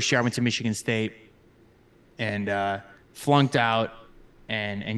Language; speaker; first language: English; native; English